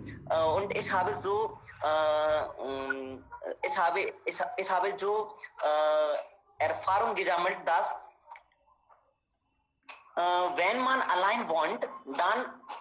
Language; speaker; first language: German; non-native, learner; Hindi